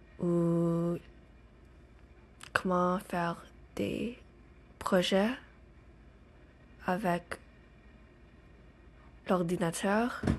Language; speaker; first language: French; non-native, learner; English